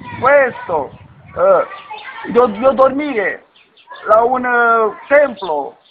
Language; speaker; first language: Italian; non-native, learner; Romanian